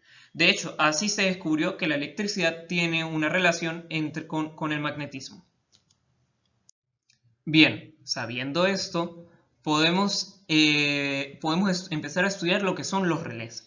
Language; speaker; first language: Spanish; native; Spanish